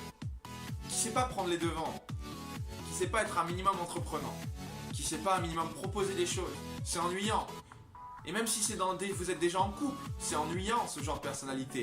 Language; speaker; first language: French; native; French